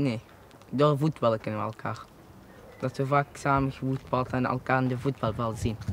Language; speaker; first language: Dutch; early bilingual, other home language; Arabic